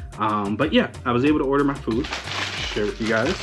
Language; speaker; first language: English; native; English